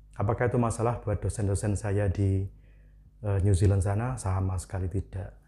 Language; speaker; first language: Indonesian; non-native, local second language; Javanese